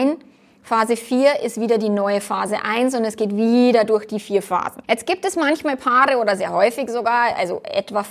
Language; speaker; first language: German; native; German